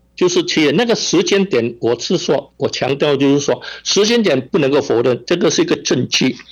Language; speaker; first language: Chinese; non-native, local second language; Min Nan Chinese